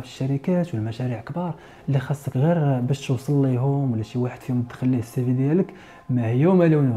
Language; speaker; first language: Arabic; native; Arabic